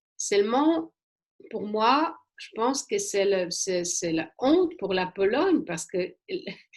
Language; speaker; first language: French; non-native, fluent; Polish